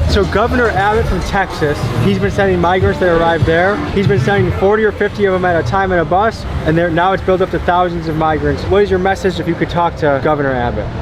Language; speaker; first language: English; native; English